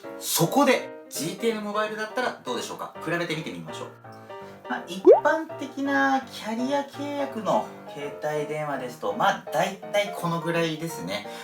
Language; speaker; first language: Japanese; native; Japanese